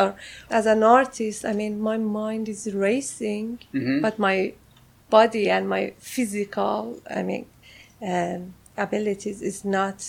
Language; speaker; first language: English; non-native, fluent; Persian